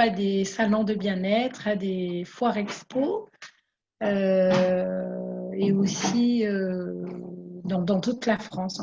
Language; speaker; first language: French; non-native, local second language; Malagasy